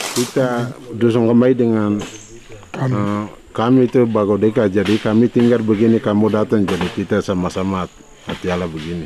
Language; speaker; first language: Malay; non-native, local second language; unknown